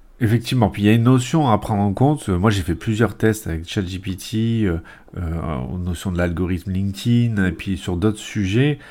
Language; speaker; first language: French; native; French